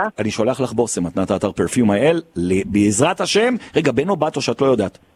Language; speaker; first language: Hebrew; native; Hebrew